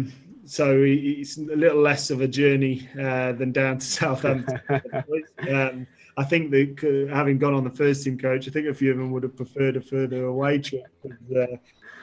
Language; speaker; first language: English; native; English